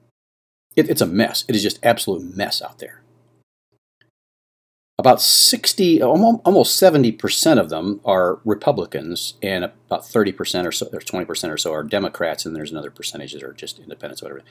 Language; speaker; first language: English; native; English